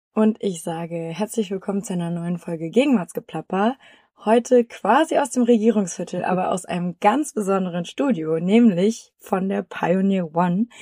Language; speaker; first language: German; native; German